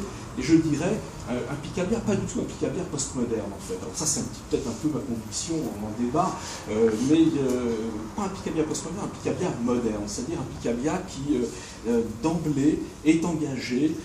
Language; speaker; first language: French; native; French